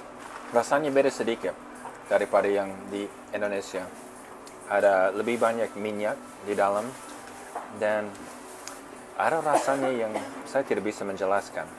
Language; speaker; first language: Indonesian; non-native, fluent; English